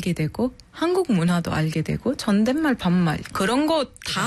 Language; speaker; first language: Korean; non-native, fluent; Arabic